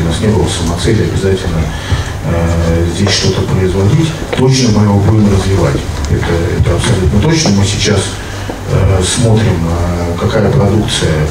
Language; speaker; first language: Russian; native; Russian